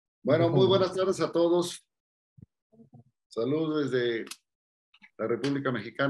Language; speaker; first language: Spanish; native; Spanish